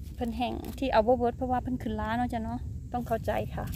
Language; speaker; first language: Thai; non-native, local second language; Northeastern Thai